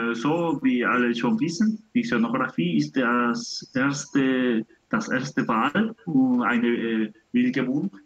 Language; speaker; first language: German; non-native, learner; Spanish